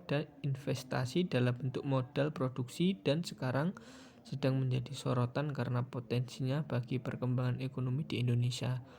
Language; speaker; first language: Indonesian; native; Indonesian